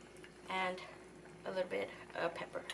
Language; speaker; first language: English; native; English